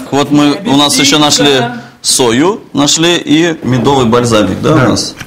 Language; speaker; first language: Russian; native; Russian